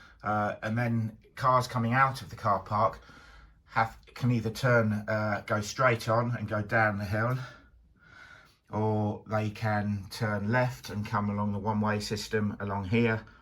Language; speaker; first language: English; native; English